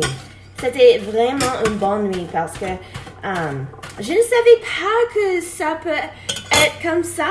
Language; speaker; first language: French; non-native, learner; English